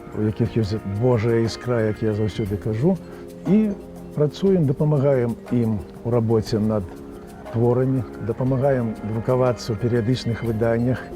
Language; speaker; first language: Belarusian; native; Belarusian